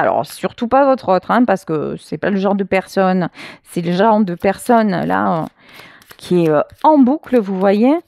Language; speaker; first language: French; native; French